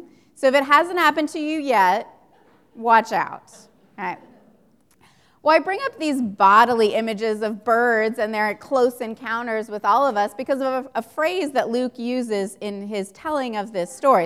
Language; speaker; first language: English; native; English